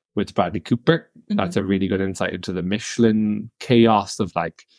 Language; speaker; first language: English; native; English